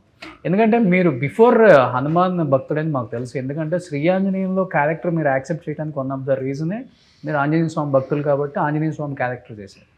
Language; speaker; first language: Telugu; native; Telugu